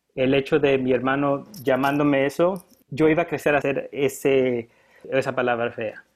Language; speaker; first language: Spanish; early bilingual, heritage; Spanish